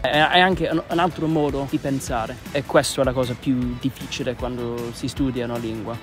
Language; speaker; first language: Italian; non-native, fluent; English